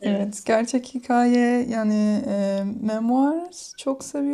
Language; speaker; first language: Turkish; non-native, learner; English